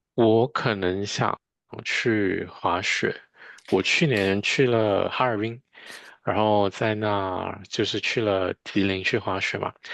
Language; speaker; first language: Chinese; native; Chinese